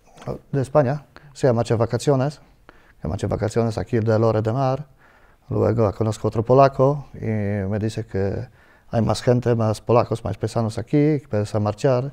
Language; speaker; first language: Spanish; non-native, learner; Polish